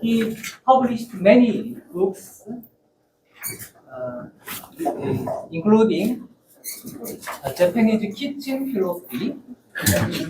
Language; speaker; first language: English; non-native, learner; Korean